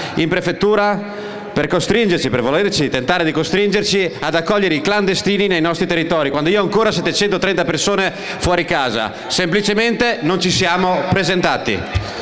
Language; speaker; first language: Italian; native; Italian